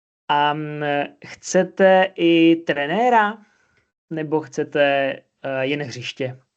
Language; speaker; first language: Czech; non-native, fluent; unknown